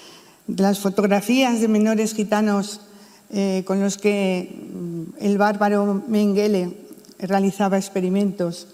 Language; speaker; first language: Spanish; native; Spanish